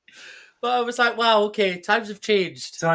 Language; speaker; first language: English; native; English